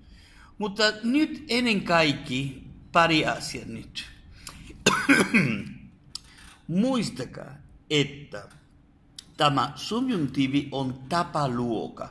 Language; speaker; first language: Finnish; non-native, fluent; Spanish